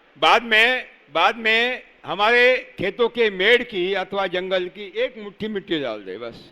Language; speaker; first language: Hindi; non-native, local second language; Marathi